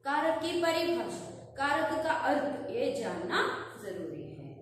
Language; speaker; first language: Hindi; non-native, local second language; Kannada